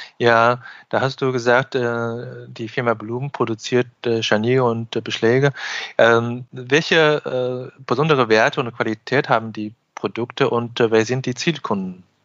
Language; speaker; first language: German; non-native, fluent; Chinese